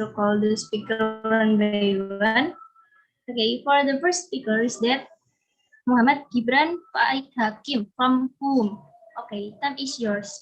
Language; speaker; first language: English; non-native, learner; Indonesian